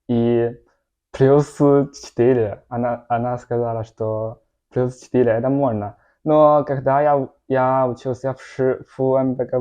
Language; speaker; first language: Russian; non-native, learner; Chinese